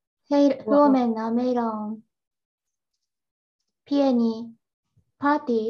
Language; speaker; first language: Finnish; non-native, learner; Japanese